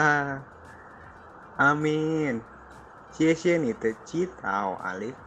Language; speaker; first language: Chinese; non-native, learner; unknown